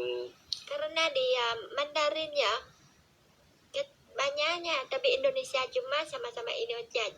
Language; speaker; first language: Indonesian; non-native, learner; Vietnamese